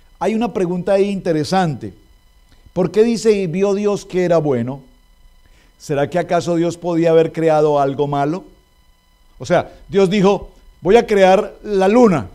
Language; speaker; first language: Spanish; native; Spanish